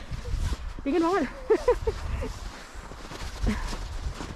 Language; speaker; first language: English; non-native, learner; Indonesian